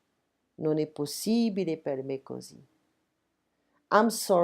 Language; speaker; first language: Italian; non-native, fluent; French